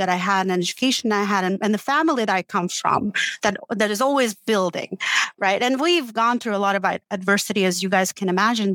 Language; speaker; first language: English; non-native, fluent; Uzbek